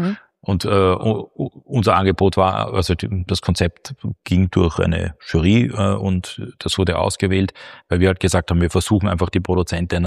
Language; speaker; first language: German; native; German